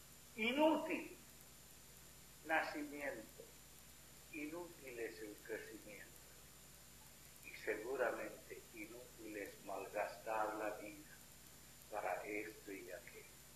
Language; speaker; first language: Spanish; non-native, fluent; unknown